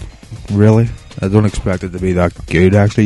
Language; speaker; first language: English; native; English